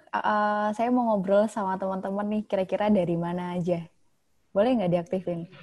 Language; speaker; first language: Indonesian; native; Indonesian